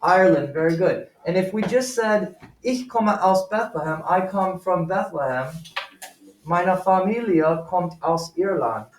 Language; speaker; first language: German; non-native, fluent; English